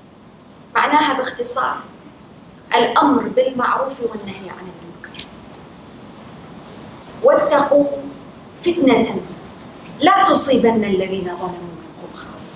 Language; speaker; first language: Arabic; native; Arabic